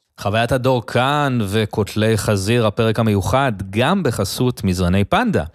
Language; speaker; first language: Hebrew; native; Hebrew